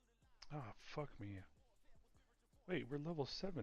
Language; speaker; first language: English; native; English